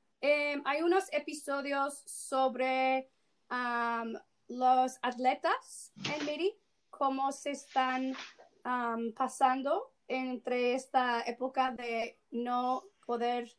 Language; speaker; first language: Spanish; non-native, fluent; English